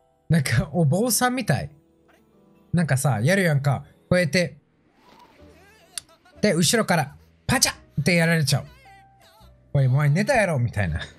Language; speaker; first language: Japanese; non-native, fluent; English